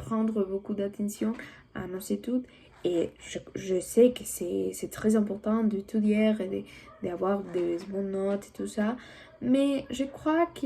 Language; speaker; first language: French; non-native, learner; Spanish